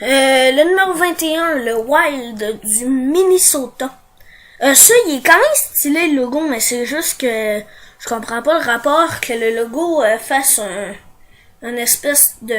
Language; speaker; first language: French; native; French